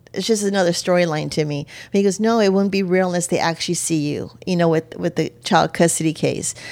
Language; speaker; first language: English; native; English